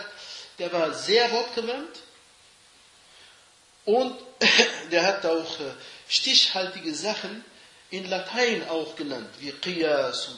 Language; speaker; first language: German; non-native, fluent; Arabic